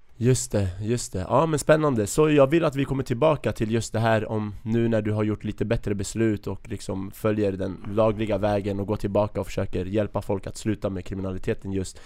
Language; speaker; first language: Swedish; early bilingual, other home language; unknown